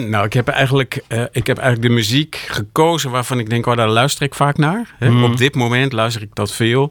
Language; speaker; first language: Dutch; native; Dutch